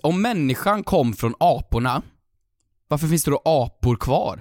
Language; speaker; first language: Swedish; native; Swedish